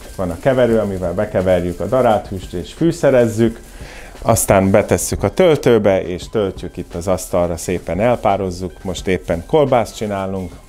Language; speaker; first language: Hungarian; early bilingual, heritage; Hungarian